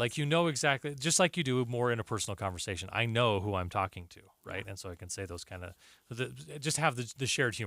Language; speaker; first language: English; native; English